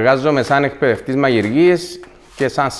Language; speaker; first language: Greek; native; Greek